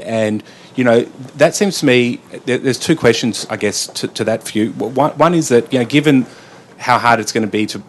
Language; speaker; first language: English; native; English